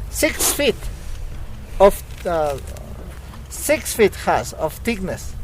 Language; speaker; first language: English; non-native, learner; Spanish